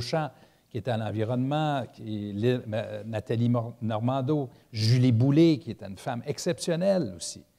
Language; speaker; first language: French; native; French